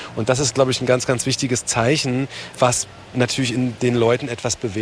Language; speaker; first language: German; native; German